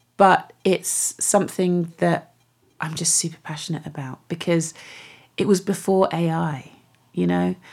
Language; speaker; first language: English; native; English